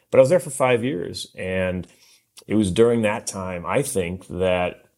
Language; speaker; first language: English; native; English